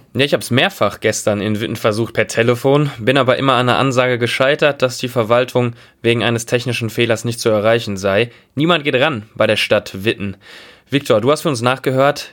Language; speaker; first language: German; native; German